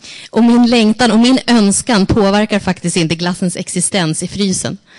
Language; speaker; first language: Swedish; native; Swedish